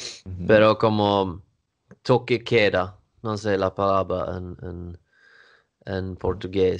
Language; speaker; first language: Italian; non-native, learner; Swedish